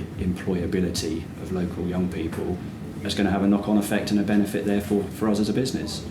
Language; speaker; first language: English; native; English